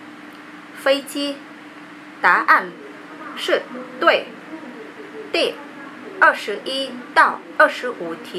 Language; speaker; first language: Chinese; non-native, learner; Vietnamese